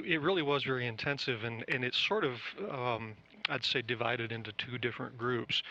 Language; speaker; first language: English; native; English